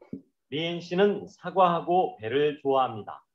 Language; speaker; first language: Korean; non-native, learner; Vietnamese